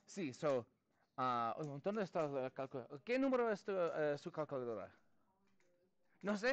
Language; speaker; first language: Spanish; non-native, learner; English